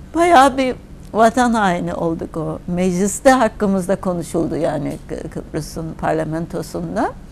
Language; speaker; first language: Turkish; native; Turkish